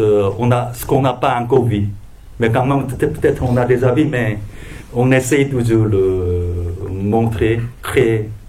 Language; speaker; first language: French; non-native, fluent; Korean